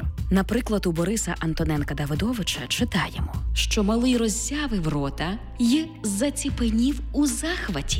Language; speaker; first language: Ukrainian; native; Ukrainian